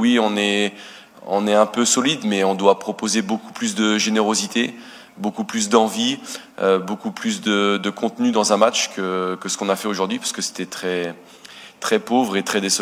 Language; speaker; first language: French; native; French